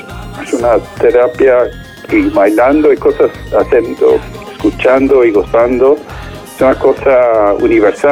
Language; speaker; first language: Spanish; non-native, fluent; English